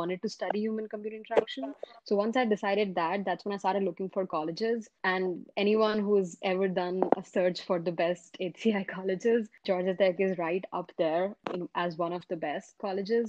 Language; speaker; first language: English; non-native, local second language; Hindi